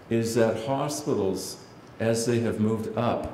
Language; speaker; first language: English; native; English